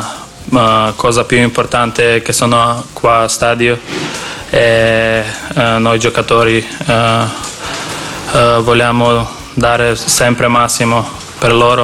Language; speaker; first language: Italian; non-native, learner; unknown